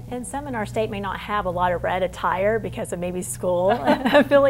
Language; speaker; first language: English; native; English